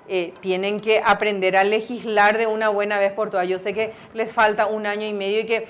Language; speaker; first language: Spanish; native; Spanish